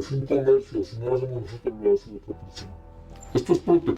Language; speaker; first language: Spanish; native; Spanish